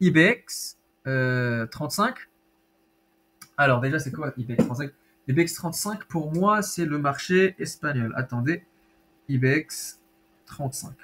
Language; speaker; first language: French; native; French